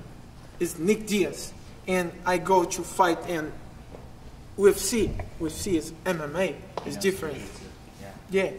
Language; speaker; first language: English; non-native, learner; Portuguese